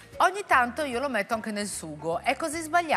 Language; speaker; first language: Italian; native; Italian